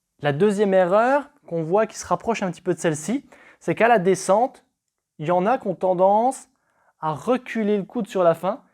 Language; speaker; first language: French; native; French